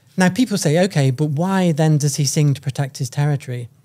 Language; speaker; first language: English; native; English